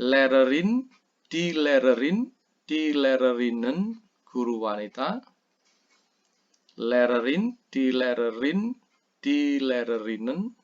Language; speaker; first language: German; non-native, fluent; Indonesian